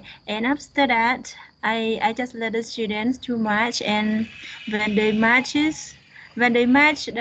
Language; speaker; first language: English; non-native, fluent; Khmer